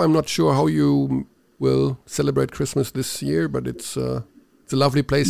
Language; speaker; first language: English; non-native, fluent; German